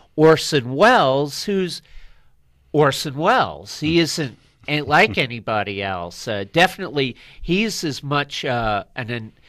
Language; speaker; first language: English; native; English